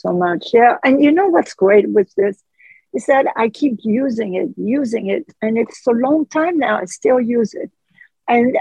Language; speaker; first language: English; non-native, fluent; French